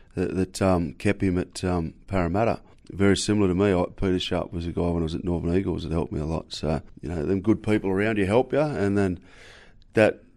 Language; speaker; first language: English; native; English